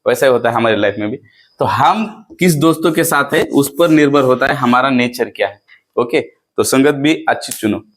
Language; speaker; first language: Hindi; non-native, local second language; Marathi